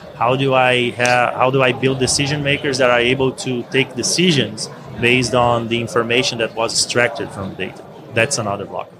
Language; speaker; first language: English; non-native, fluent; Portuguese